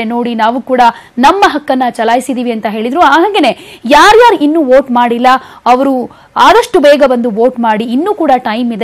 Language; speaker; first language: Kannada; native; Kannada